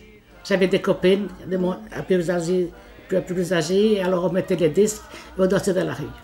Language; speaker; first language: French; early bilingual, other home language; Italian